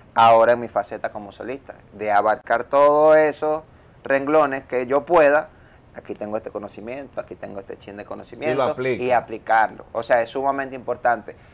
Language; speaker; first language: Spanish; native; Spanish